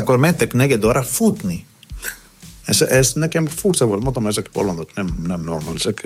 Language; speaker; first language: Hungarian; non-native, learner; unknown